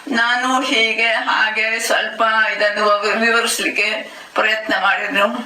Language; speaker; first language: Kannada; non-native, fluent; German